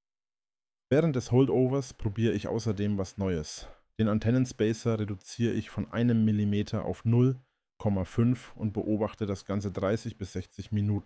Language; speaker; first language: German; native; German